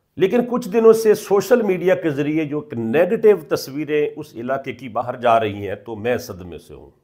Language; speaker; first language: Urdu; non-native, local second language; Punjabi